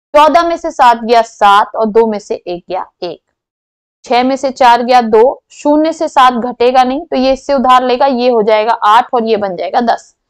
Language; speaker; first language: Hindi; native; Hindi